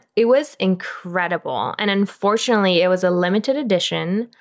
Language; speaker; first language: English; non-native, fluent; Romanian